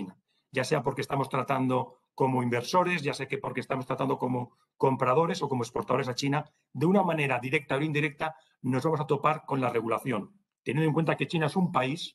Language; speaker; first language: Spanish; native; Spanish